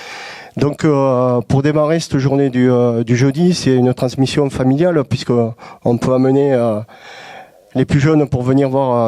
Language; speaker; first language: French; native; French